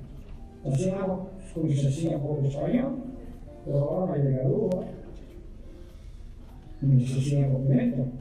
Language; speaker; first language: Spanish; non-native, learner; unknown